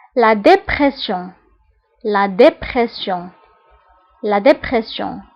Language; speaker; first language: French; non-native, local second language; Arabic